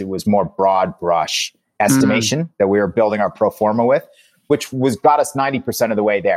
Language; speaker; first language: English; native; English